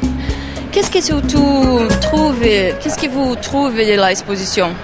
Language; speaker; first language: French; non-native, learner; Portuguese